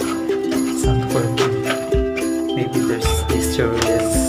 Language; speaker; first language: English; non-native, learner; Filipino